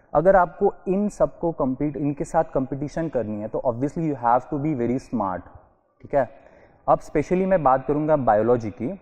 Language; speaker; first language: Hindi; non-native, fluent; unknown